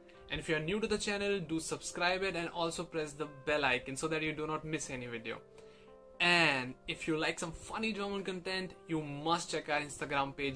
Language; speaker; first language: English; non-native, local second language; Hindi